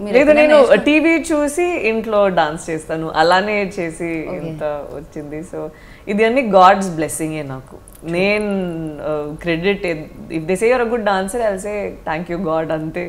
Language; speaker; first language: Telugu; non-native, learner; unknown